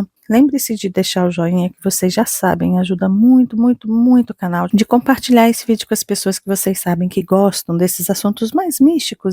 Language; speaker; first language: Portuguese; native; Portuguese